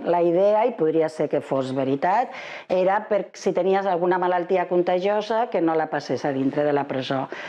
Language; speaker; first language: Catalan; non-native, fluent; Spanish